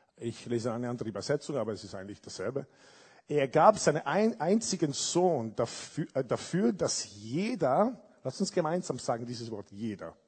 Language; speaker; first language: German; non-native, fluent; Italian